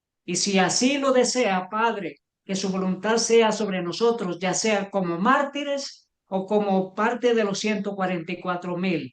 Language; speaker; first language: Spanish; native; Spanish